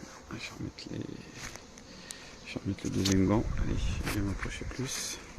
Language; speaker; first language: French; native; French